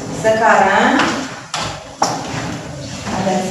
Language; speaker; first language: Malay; non-native, local second language; Sundanese